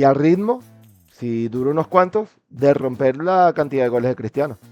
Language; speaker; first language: Spanish; native; Spanish